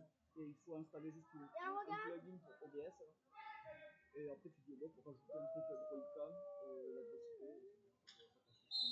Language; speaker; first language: French; native; French